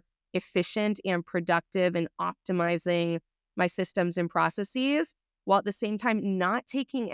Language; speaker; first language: English; native; English